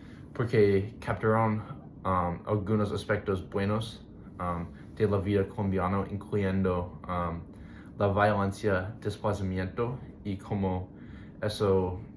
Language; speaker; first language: Spanish; non-native, learner; English